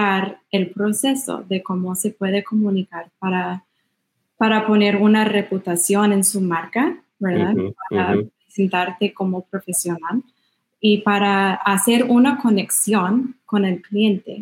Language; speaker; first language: Spanish; non-native, fluent; English